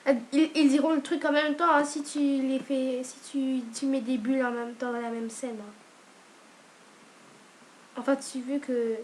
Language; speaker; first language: French; native; French